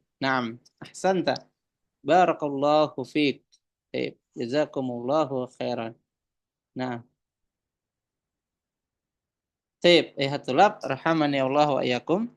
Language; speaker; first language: Arabic; non-native, fluent; Indonesian